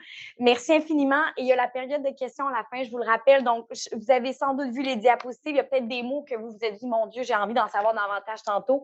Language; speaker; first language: French; native; French